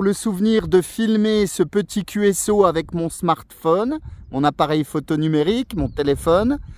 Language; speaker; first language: French; native; French